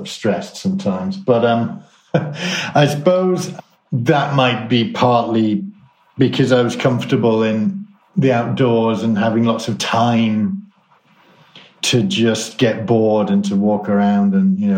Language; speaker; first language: English; native; English